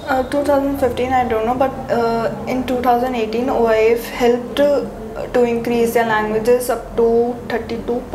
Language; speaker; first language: English; non-native, local second language; Hindi